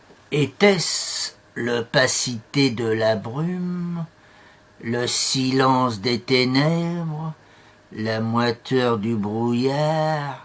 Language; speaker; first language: French; native; French